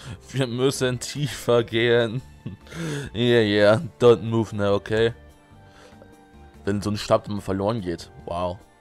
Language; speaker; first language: German; native; German